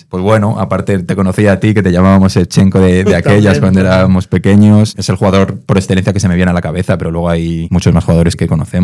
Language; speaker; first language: Spanish; native; Spanish